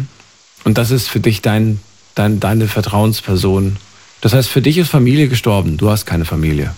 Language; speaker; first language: German; native; German